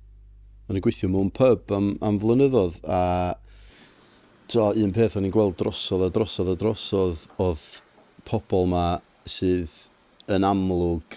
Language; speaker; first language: Welsh; native; Welsh